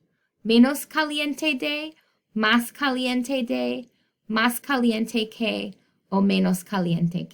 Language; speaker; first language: Spanish; non-native, fluent; English